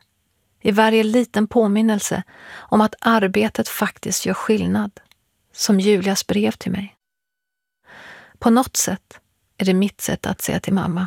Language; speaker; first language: Swedish; early bilingual, other home language; Persian